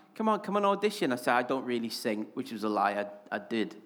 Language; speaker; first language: English; native; English